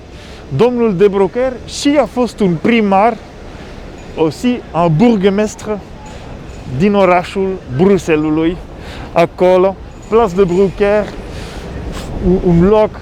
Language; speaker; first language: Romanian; non-native, learner; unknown